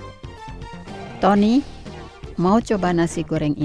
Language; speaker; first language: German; non-native, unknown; Indonesian